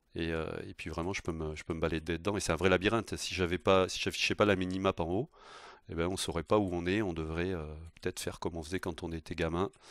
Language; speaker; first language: French; native; French